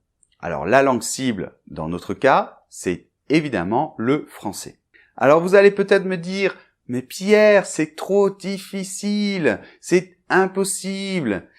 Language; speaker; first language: French; native; French